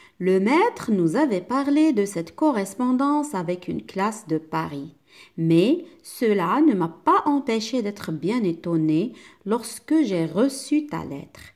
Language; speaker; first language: French; non-native, local second language; Arabic